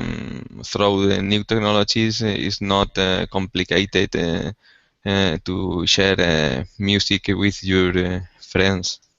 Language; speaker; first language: English; non-native, learner; Spanish